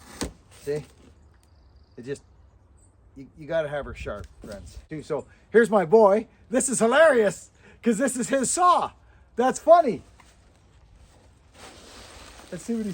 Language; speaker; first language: English; native; English